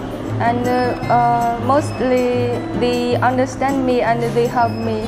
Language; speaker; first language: English; non-native, learner; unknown